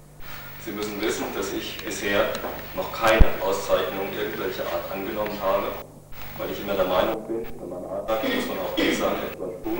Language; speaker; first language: German; native; German